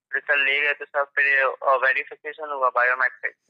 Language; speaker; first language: Hindi; native; Hindi